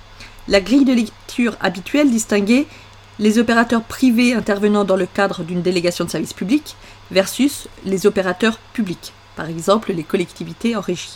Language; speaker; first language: French; native; French